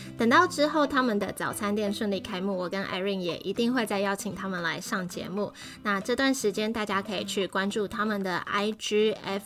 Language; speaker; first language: Chinese; native; Chinese